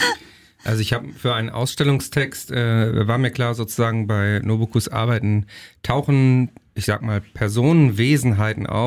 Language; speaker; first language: German; native; German